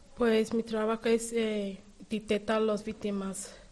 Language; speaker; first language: Spanish; non-native, learner; Yoruba